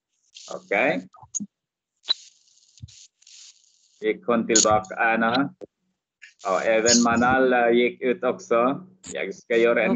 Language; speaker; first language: Swedish; non-native, fluent; Arabic